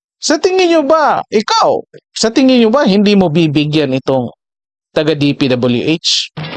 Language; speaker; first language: Filipino; native; Filipino